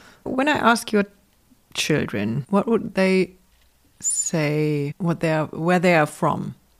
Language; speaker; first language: English; non-native, fluent; German